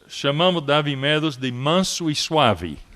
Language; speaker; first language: Portuguese; non-native, fluent; English